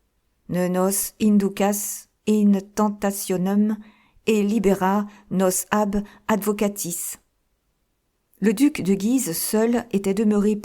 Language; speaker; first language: French; native; French